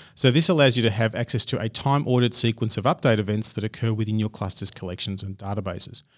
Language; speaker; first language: English; native; English